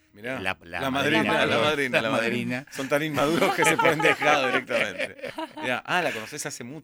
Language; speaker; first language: Spanish; native; Spanish